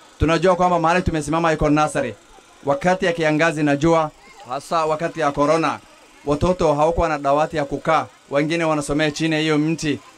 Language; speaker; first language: Swahili; non-native, local second language; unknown